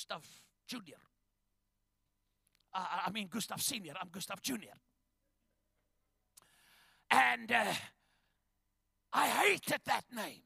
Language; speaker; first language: English; non-native, local second language; Afrikaans